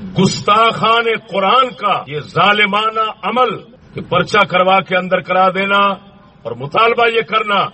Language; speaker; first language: Urdu; non-native, local second language; Punjabi